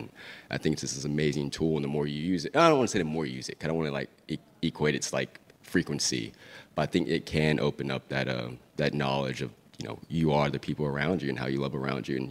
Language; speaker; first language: English; native; English